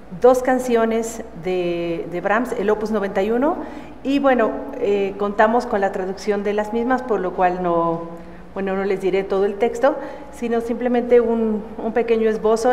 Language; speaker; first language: Spanish; native; Spanish